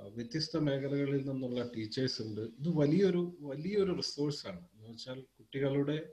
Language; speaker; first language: Malayalam; early bilingual, heritage; German